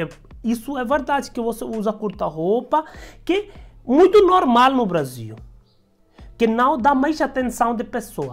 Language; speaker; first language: Portuguese; non-native, learner; Hindi